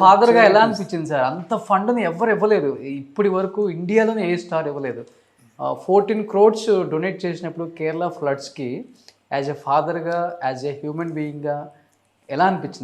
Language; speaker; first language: Telugu; native; Telugu